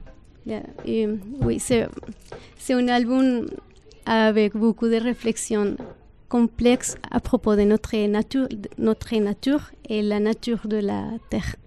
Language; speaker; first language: French; non-native, fluent; Spanish